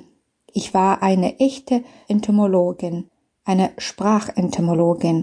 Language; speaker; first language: German; non-native, fluent; Belarusian